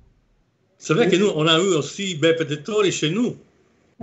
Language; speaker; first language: French; non-native, fluent; Italian